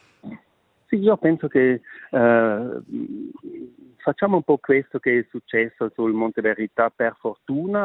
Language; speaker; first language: Italian; non-native, local second language; Swiss German